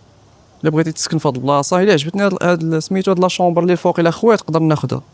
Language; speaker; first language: Arabic; native; Arabic